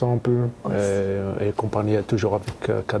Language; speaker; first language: French; non-native, learner; Arabic